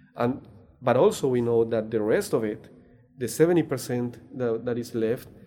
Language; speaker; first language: English; non-native, fluent; Spanish